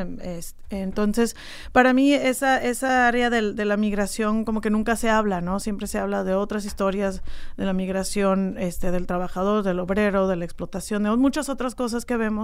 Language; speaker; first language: Spanish; native; Spanish